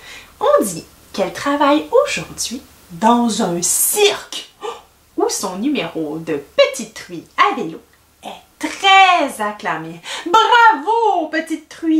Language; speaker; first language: French; native; French